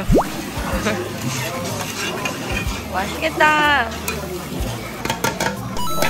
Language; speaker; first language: Korean; non-native, fluent; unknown